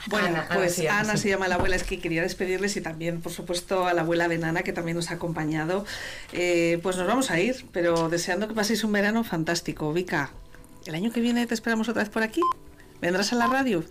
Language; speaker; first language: Spanish; native; Spanish